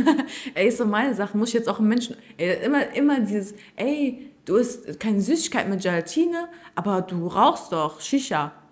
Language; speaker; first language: German; early bilingual, other home language; Turkish